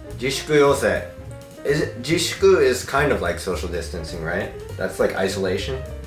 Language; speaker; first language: English; native; English